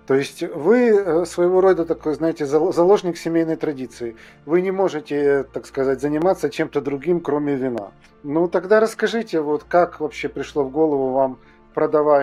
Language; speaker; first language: Russian; native; Russian